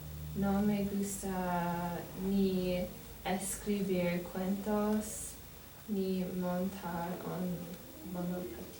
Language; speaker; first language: Spanish; non-native, learner; English